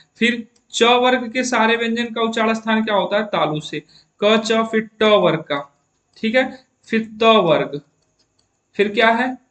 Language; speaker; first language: Hindi; native; Hindi